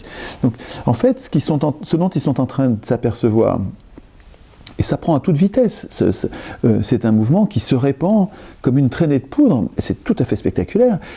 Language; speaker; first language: French; native; French